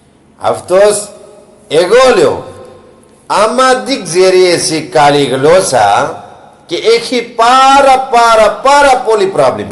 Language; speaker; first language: Greek; non-native, learner; Punjabi